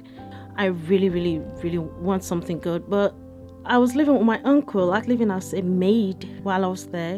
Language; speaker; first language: English; non-native, local second language; Yoruba